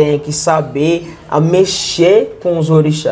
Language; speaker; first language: Portuguese; non-native, learner; Yoruba